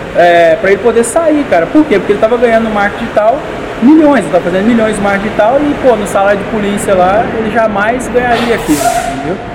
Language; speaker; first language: Portuguese; native; Portuguese